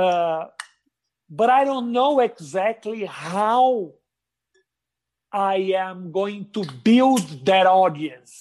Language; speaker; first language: English; non-native, fluent; Portuguese